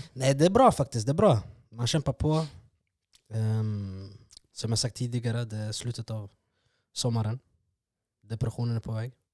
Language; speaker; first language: Swedish; early bilingual, other home language; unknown